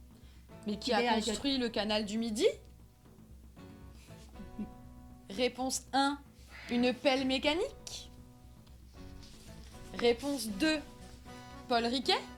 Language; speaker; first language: French; native; French